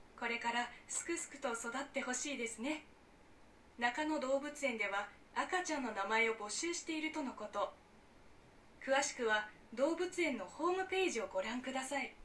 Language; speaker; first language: Japanese; non-native, fluent; Chinese